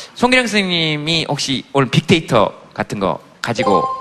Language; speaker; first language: Korean; native; Korean